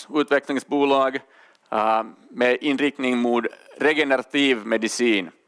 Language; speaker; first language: Swedish; non-native, local second language; Finnish